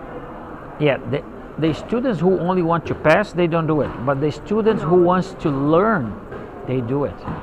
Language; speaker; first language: English; non-native, fluent; Portuguese